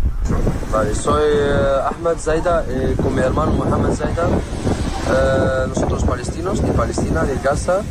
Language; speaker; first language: Spanish; non-native, learner; Arabic